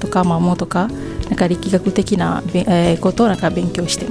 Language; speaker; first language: Japanese; non-native, fluent; Malay